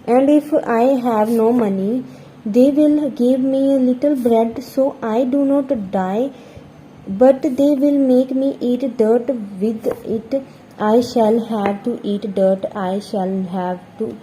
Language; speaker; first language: English; non-native, local second language; Punjabi